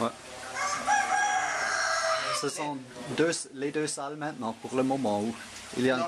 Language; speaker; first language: French; non-native, fluent; German